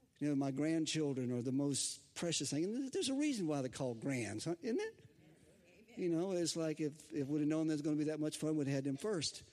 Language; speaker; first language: English; native; English